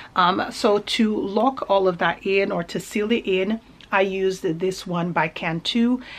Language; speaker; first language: English; early bilingual, other home language; Portuguese